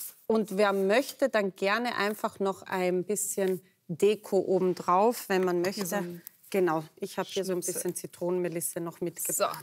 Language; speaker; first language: German; native; German